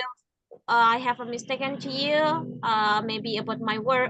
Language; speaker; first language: English; non-native, learner; Indonesian